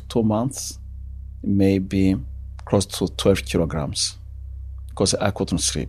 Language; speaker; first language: English; non-native, local second language; Kinyarwanda